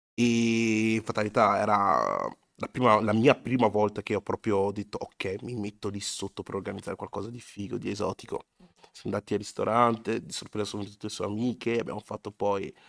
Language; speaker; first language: Italian; early bilingual, other home language; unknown